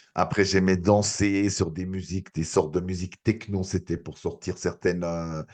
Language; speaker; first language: French; native; French